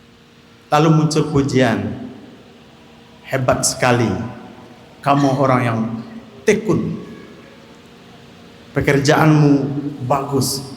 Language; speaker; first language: Indonesian; native; Indonesian